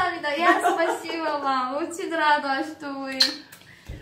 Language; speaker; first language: Russian; non-native, learner; Korean